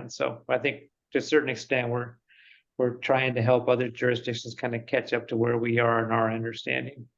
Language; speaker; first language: English; native; English